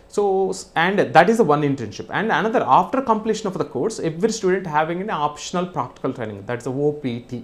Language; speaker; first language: English; non-native, local second language; Telugu